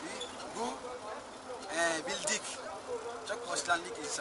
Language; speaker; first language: Turkish; non-native, learner; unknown